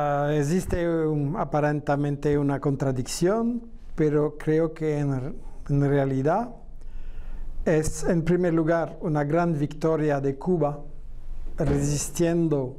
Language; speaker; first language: Spanish; non-native, fluent; French